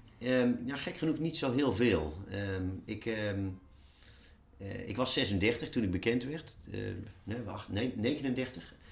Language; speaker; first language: Dutch; native; Dutch